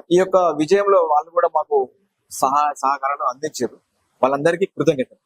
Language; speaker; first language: Telugu; native; Telugu